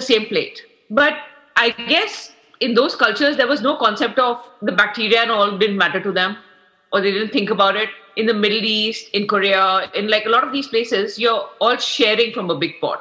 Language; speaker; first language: English; non-native, local second language; Hindi